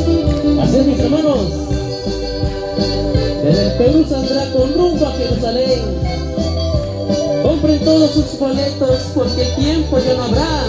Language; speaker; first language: Spanish; native; Spanish